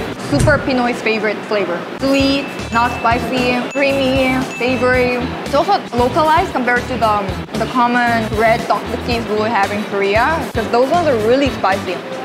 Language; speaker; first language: English; non-native, local second language; Korean